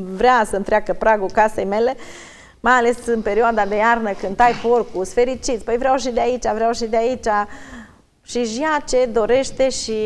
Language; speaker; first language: Romanian; native; Romanian